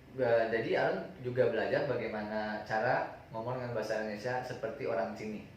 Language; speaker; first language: Indonesian; non-native, local second language; Minangkabau